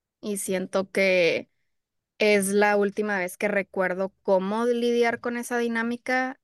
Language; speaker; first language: Spanish; early bilingual, heritage; Spanish